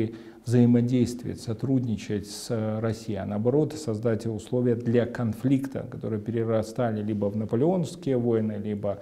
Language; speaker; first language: Russian; native; Russian